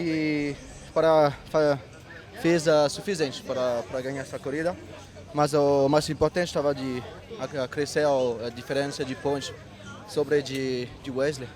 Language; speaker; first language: Portuguese; non-native, fluent; French